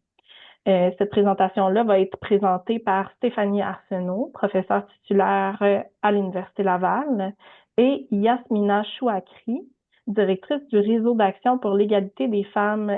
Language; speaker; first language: French; native; French